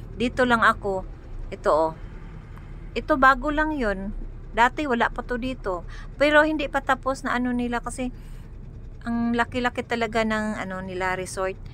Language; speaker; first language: Filipino; non-native, local second language; Cebuano